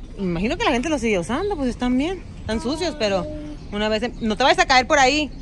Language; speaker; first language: Spanish; native; Spanish